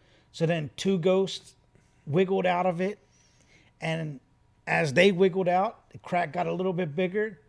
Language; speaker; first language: English; native; English